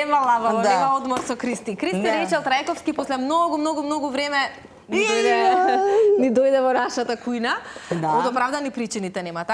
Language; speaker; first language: Macedonian; native; Macedonian